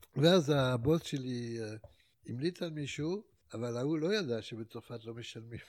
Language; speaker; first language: Hebrew; non-native, fluent; French